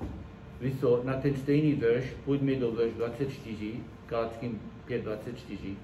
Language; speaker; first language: Czech; non-native, learner; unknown